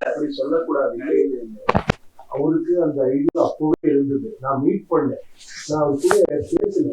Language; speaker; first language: Tamil; non-native, learner; Kannada